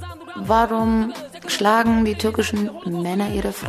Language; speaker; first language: German; early bilingual, other home language; Turkish